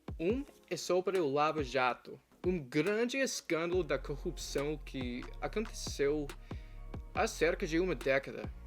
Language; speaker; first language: Portuguese; non-native, fluent; English